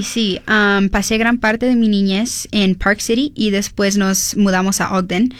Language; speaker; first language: Spanish; early bilingual, heritage; Spanish